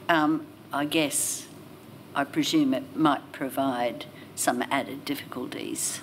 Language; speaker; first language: English; native; English